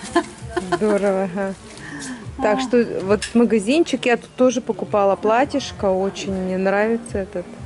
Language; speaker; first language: Russian; native; Russian